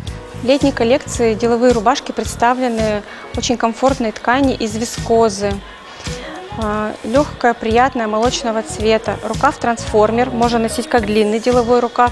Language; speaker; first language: Russian; native; Russian